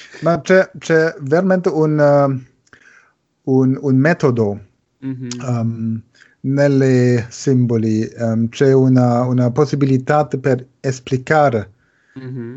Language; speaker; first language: Italian; non-native, learner; German